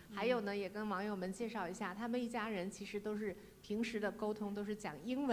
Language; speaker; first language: Chinese; native; Chinese